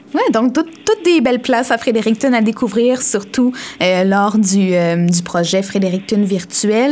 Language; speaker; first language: French; native; French